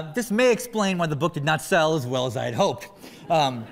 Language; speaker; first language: English; native; English